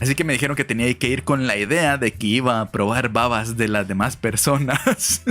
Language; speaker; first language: Spanish; native; Spanish